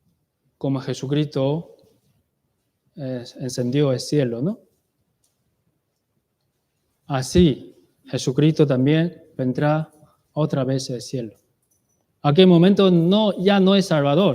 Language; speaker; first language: Spanish; non-native, learner; Chinese